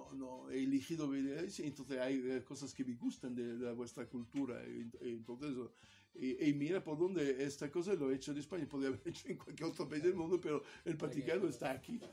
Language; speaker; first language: Spanish; non-native, fluent; Italian